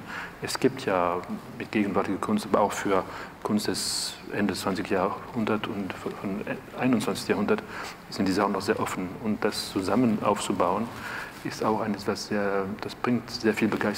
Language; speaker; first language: German; non-native, fluent; French